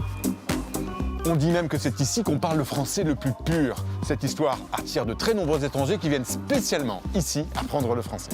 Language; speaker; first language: French; native; French